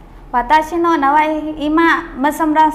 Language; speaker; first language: Japanese; non-native, learner; Khmer